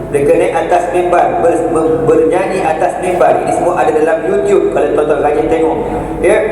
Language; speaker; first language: Malay; native; Malay